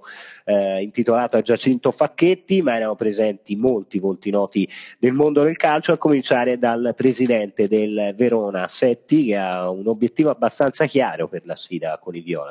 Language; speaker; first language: Italian; native; Italian